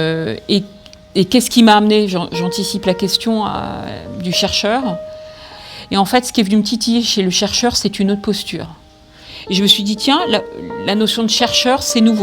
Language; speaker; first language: French; native; French